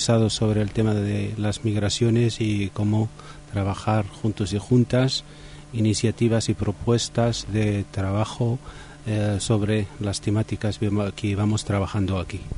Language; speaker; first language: Spanish; non-native, fluent; Riffian